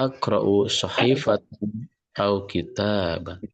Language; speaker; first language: Arabic; non-native, learner; Indonesian